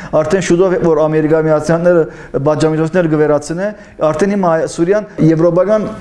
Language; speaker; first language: Armenian; early bilingual, heritage; Armenian